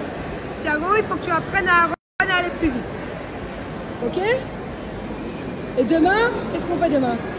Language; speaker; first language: French; native; French